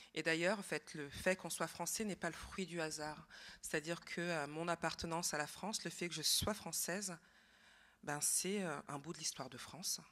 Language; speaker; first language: French; native; French